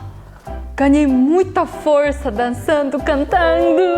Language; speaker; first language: Portuguese; non-native, fluent; Korean